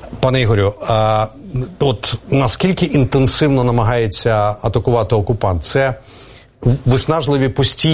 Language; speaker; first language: Ukrainian; native; Ukrainian